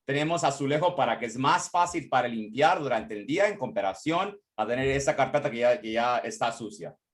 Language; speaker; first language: Spanish; early bilingual, heritage; Spanish